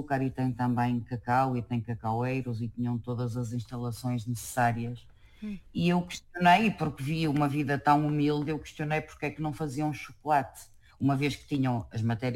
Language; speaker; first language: Portuguese; native; Portuguese